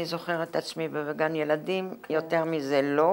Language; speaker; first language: Hebrew; non-native, fluent; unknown